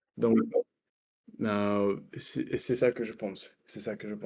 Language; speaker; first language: French; non-native, fluent; Russian